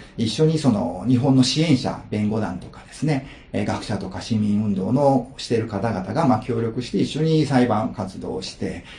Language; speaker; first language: Japanese; native; Japanese